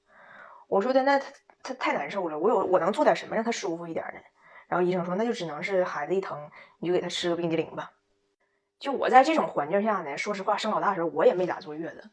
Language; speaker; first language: Chinese; native; Chinese